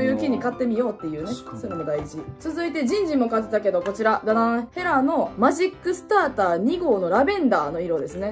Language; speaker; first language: Japanese; native; Japanese